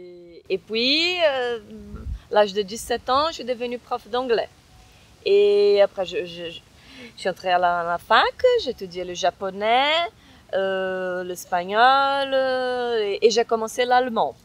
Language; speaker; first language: French; non-native, fluent; Portuguese